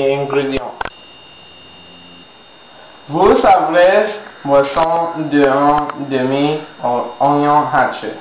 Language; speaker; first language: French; non-native, learner; English